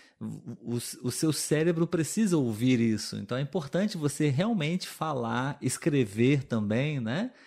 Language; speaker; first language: Portuguese; native; Portuguese